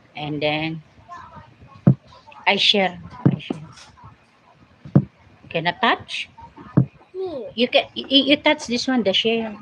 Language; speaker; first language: English; non-native, learner; Filipino